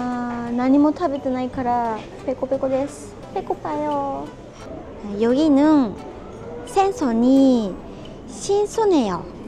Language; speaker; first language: Korean; non-native, learner; Japanese